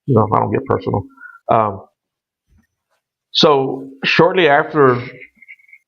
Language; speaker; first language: English; native; English